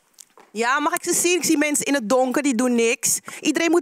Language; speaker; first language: Dutch; native; Dutch